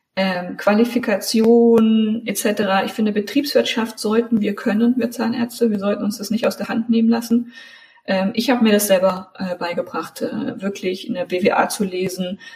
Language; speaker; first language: German; native; German